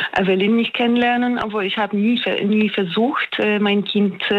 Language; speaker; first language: German; non-native, fluent; Polish